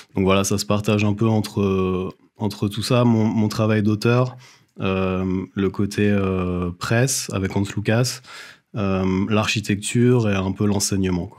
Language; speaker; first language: French; native; French